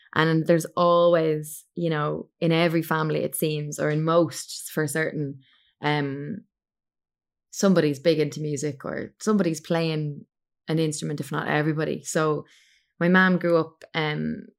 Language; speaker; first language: English; native; English